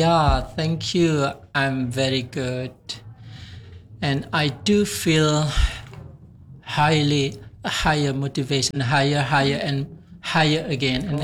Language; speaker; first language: English; non-native, fluent; Indonesian